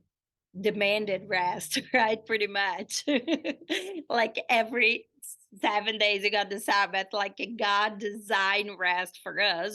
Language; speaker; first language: English; non-native, fluent; Portuguese